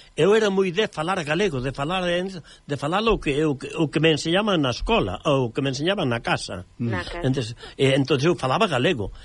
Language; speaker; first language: Galician; native; Galician